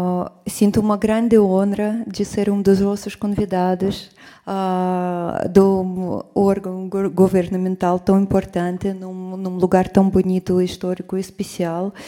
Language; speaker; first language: Portuguese; non-native, fluent; Russian